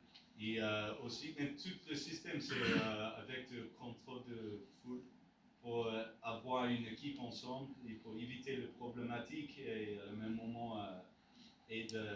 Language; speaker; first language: French; non-native, learner; English